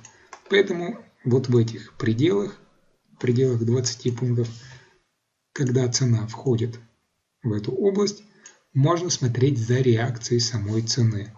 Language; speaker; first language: Russian; native; Russian